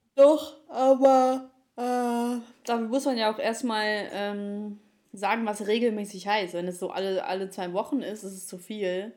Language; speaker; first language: German; early bilingual, other home language; Ukrainian